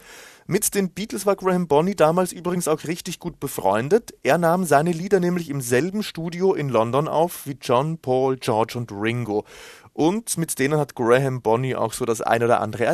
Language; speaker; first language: German; native; German